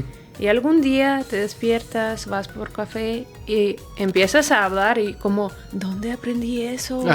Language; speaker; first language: Spanish; non-native, fluent; Russian